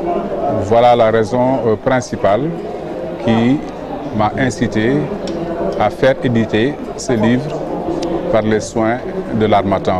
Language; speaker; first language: French; non-native, local second language; Wolof